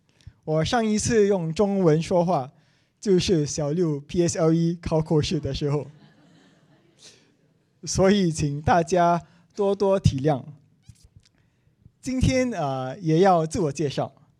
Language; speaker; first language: Chinese; non-native, local second language; English